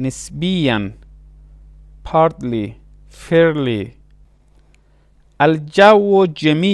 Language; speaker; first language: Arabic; non-native, fluent; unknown